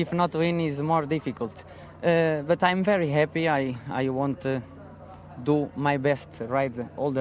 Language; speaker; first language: English; non-native, learner; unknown